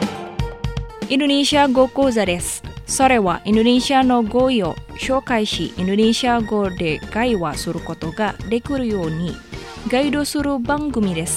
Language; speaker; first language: Japanese; non-native, fluent; Indonesian